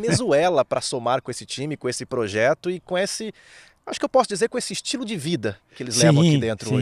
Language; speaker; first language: Portuguese; native; Portuguese